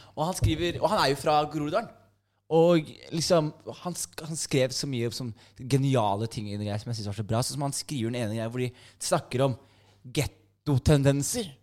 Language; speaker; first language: Norwegian; native; Norwegian